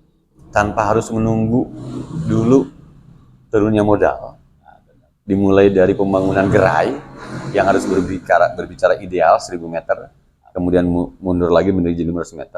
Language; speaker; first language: Indonesian; non-native, local second language; Sundanese